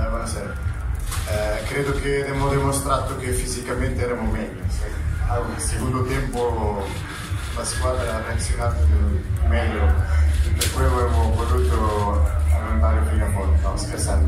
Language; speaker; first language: Italian; non-native, fluent; Portuguese